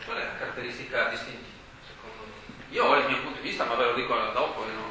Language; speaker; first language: Italian; native; Italian